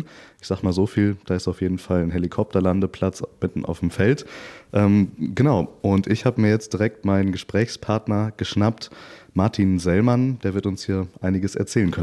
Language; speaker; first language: German; native; German